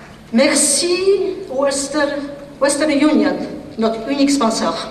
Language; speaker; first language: French; non-native, fluent; Polish